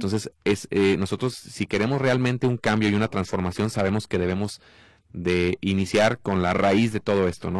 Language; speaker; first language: Spanish; native; Spanish